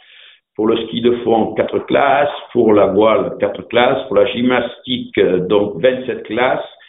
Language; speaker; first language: French; native; French